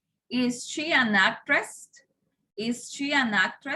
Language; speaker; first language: English; non-native, fluent; Spanish